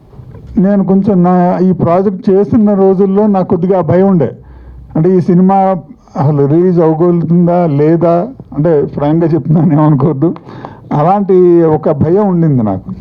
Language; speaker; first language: Telugu; native; Telugu